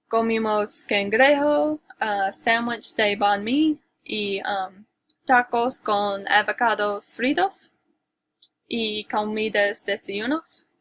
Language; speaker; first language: Spanish; non-native, learner; English